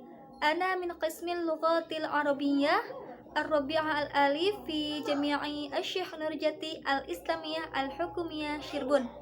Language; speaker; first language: Arabic; non-native, learner; Indonesian